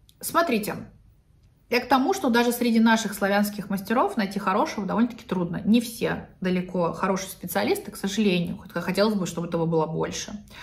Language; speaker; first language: Russian; native; Russian